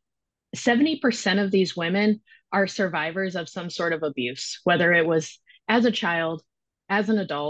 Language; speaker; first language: English; native; English